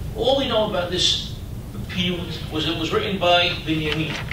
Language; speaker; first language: English; native; English